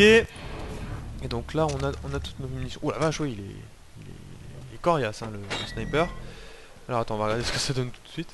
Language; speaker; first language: French; native; French